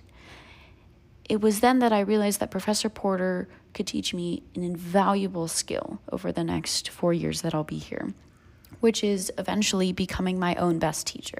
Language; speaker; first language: English; native; English